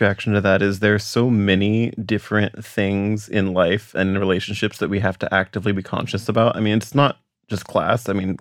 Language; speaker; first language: English; native; English